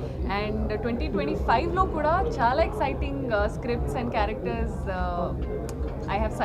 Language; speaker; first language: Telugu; non-native, learner; Hindi